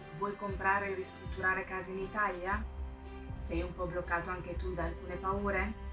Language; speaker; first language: Italian; non-native, fluent; French